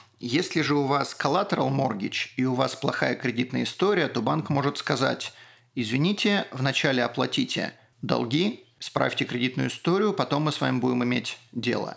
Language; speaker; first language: Russian; native; Russian